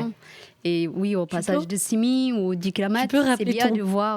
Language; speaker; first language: French; non-native, fluent; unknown